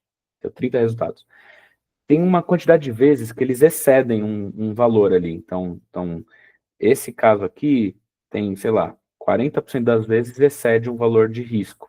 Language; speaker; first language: Portuguese; native; Portuguese